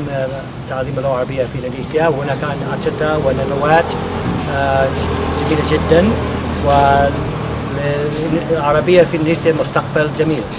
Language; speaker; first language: Arabic; non-native, fluent; English